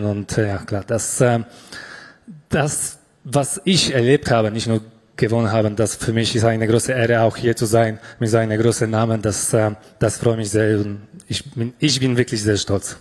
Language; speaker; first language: German; non-native, fluent; Polish